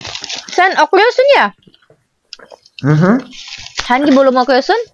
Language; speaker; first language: Turkish; non-native, learner; Indonesian